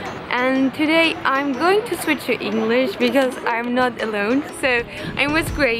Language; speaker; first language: English; non-native, fluent; German